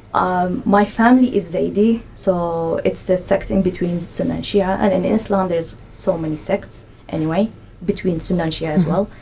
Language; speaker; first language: English; non-native, fluent; Arabic